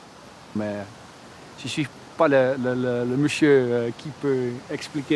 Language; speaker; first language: French; non-native, learner; Dutch